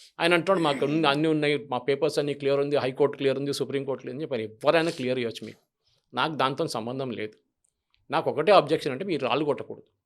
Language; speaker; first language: Telugu; non-native, local second language; Malayalam